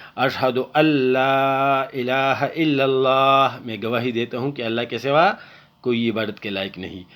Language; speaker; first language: Urdu; non-native, local second language; Pashto